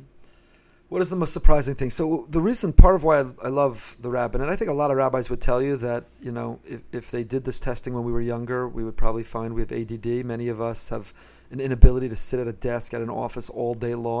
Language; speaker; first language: English; native; English